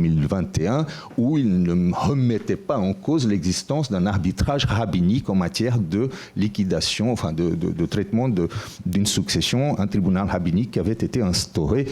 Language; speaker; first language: French; non-native, fluent; Portuguese